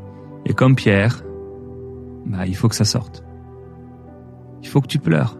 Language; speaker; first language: French; native; French